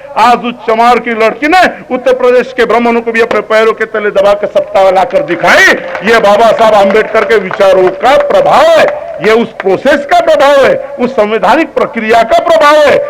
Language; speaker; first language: Hindi; non-native, local second language; Marathi